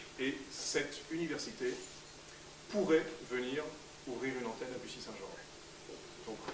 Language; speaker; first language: French; native; French